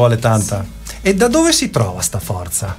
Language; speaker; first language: Italian; native; Italian